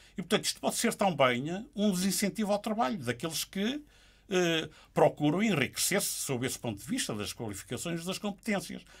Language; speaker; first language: Portuguese; native; Portuguese